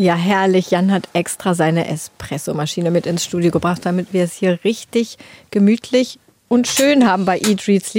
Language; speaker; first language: German; native; German